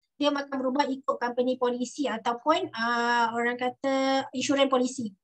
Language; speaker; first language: Malay; native; Malay